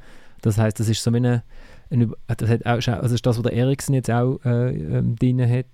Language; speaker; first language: German; native; German